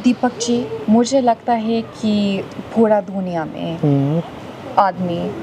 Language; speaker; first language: Hindi; non-native, learner; English